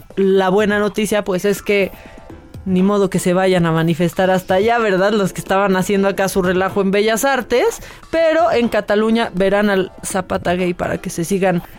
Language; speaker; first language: Spanish; native; Spanish